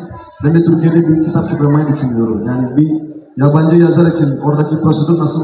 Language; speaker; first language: Turkish; non-native, fluent; Indonesian